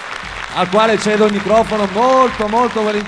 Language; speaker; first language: Italian; native; Italian